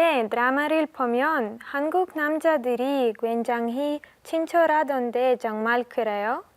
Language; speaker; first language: Korean; non-native, learner; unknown